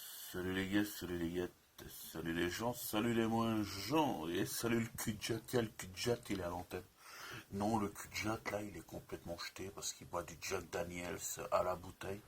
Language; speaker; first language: French; native; French